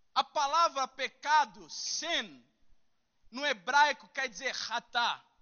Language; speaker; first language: Portuguese; early bilingual, heritage; Portuguese